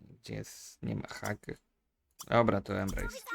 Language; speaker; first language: Polish; native; Polish